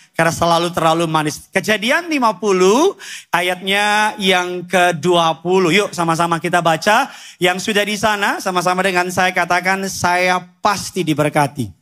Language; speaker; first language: Indonesian; native; Indonesian